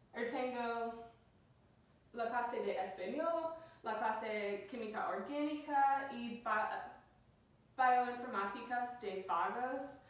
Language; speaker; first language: Spanish; non-native, learner; English